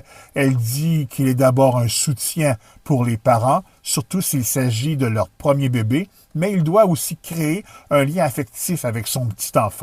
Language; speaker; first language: French; native; French